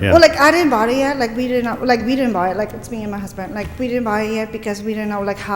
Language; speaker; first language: English; non-native, fluent; Polish